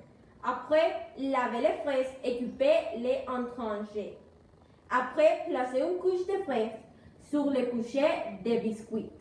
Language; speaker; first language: French; non-native, learner; Spanish